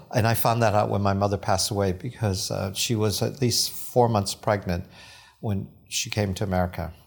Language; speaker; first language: English; early bilingual, other home language; Cantonese